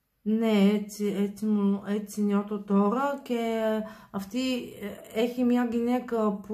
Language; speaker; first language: Greek; non-native, learner; Bulgarian